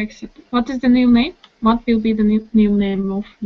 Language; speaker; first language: English; non-native, learner; Turkish